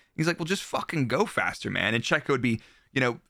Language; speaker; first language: English; native; English